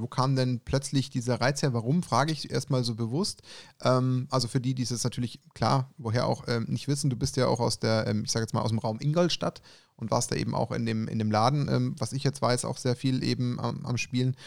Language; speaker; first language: German; native; German